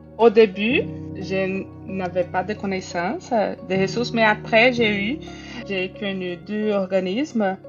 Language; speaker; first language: French; non-native, fluent; Portuguese